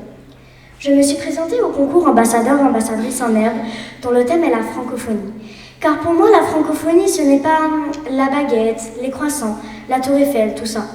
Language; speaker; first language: French; native; French